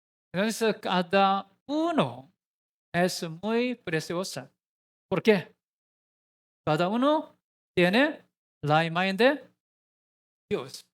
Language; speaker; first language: Spanish; non-native, learner; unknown